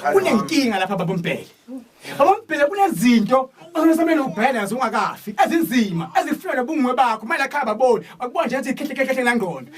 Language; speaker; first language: Zulu; native; Zulu